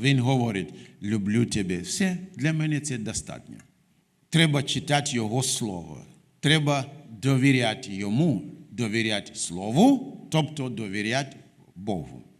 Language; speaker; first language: Ukrainian; non-native, fluent; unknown